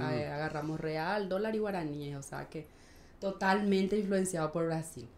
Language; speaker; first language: Spanish; native; Spanish